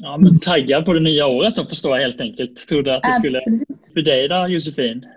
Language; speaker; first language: Swedish; native; Swedish